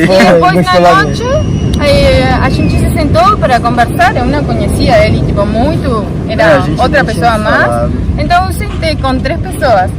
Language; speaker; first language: Portuguese; non-native, learner; Spanish